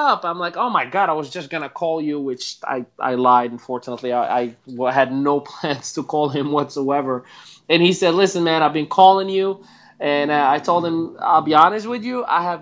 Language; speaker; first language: English; non-native, fluent; Arabic